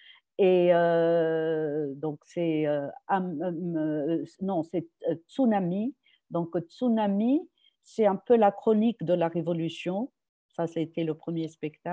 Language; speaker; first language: French; non-native, local second language; Arabic